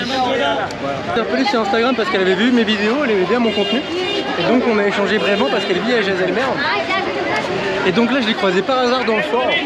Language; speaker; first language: French; native; French